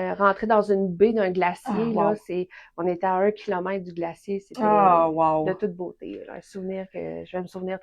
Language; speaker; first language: French; native; French